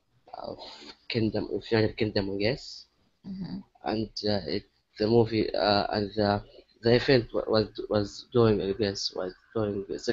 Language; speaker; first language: English; non-native, learner; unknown